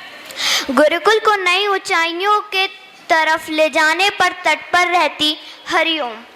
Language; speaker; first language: Hindi; native; Hindi